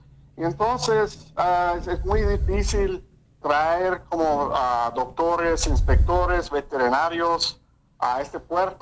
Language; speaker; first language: Spanish; early bilingual, heritage; English